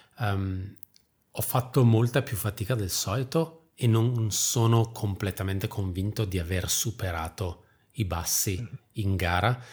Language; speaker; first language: Italian; native; Italian